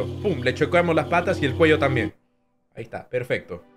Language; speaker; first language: Spanish; native; Spanish